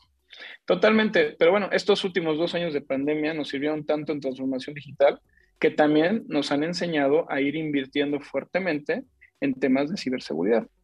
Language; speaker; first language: Spanish; native; Spanish